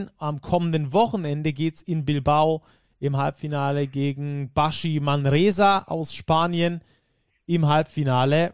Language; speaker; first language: German; native; German